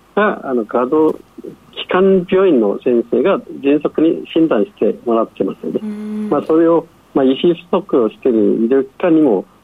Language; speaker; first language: Japanese; non-native, fluent; Chinese